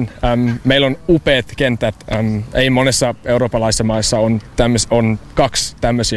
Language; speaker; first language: Finnish; non-native, fluent; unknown